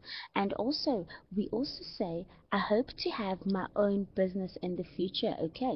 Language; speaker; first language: English; non-native, fluent; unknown